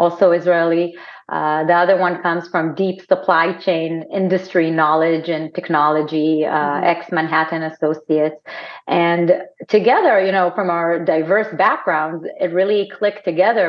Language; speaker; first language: English; non-native, fluent; Hebrew